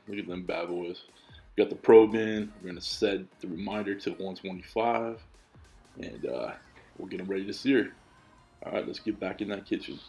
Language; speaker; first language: English; native; English